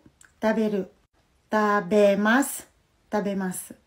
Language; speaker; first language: Japanese; non-native, fluent; Filipino